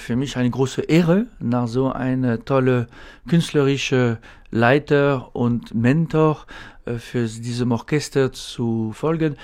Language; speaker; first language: German; non-native, fluent; French